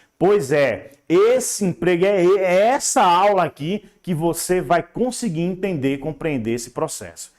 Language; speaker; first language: Portuguese; native; Portuguese